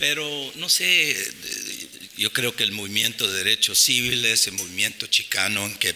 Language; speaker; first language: Spanish; non-native, fluent; English